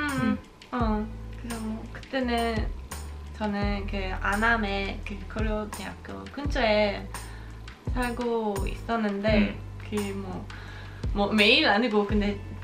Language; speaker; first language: Korean; non-native, fluent; Swedish